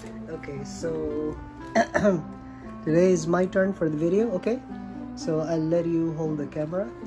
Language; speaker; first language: English; native; English